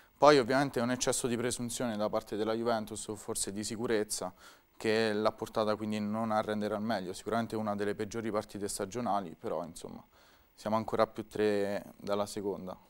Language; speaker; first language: Italian; native; Italian